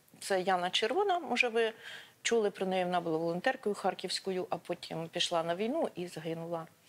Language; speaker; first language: Ukrainian; non-native, local second language; Russian